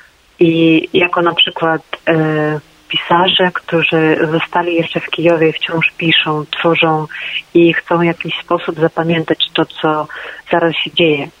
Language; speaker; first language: Polish; non-native, fluent; Ukrainian